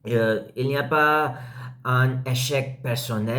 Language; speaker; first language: French; non-native, learner; English